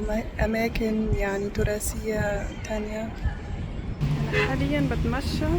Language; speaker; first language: Arabic; non-native, fluent; German